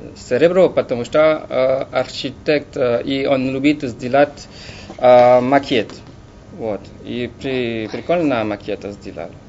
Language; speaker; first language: Russian; non-native, learner; French